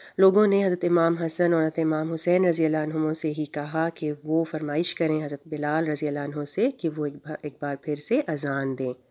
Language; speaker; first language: Urdu; native; Urdu